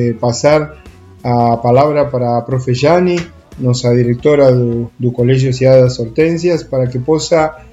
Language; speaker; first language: Portuguese; non-native, fluent; Spanish